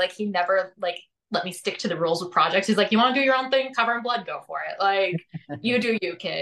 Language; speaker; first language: English; native; English